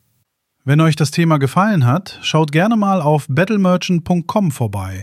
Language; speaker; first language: German; native; German